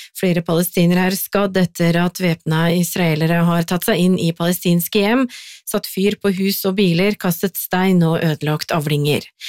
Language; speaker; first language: Norwegian; native; Norwegian